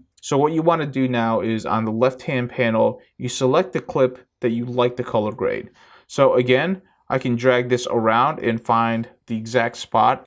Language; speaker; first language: English; native; English